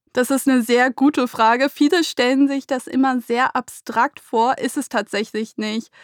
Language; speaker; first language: German; early bilingual, other home language; Persian